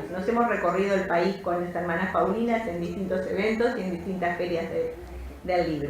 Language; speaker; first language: Spanish; native; Spanish